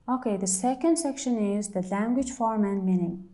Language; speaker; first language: English; non-native, fluent; Mongolian